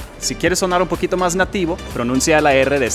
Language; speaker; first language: Spanish; non-native, fluent; English